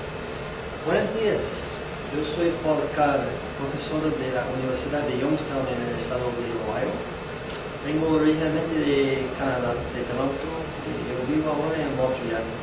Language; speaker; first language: Spanish; non-native, fluent; English